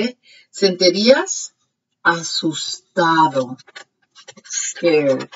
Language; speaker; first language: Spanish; early bilingual, heritage; Spanish